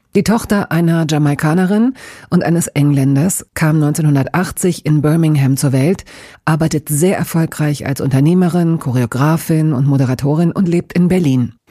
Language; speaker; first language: German; native; German